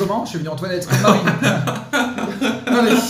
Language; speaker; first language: French; native; French